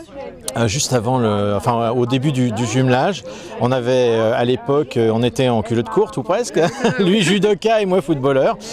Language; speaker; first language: French; native; French